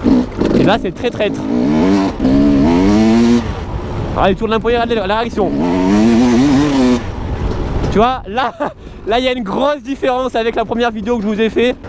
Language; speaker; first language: French; native; French